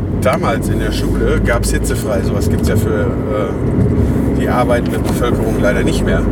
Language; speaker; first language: German; native; German